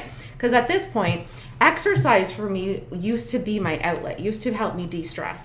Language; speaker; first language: English; native; English